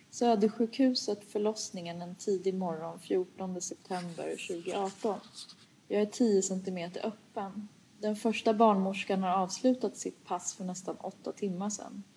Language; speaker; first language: Swedish; early bilingual, other home language; Persian